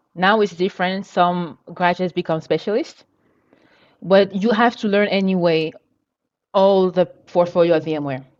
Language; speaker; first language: English; non-native, local second language; French